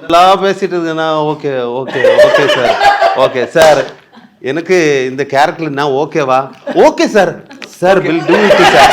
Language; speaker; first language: Tamil; non-native, learner; Malayalam